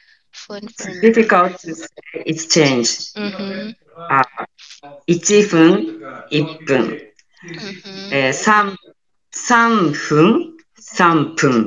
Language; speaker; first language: English; non-native, learner; Japanese